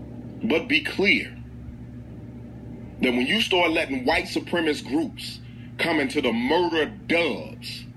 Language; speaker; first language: English; native; English